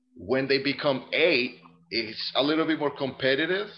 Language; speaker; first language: English; non-native, fluent; Spanish